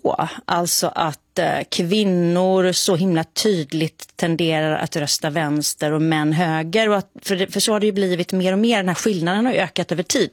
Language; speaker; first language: Swedish; native; Swedish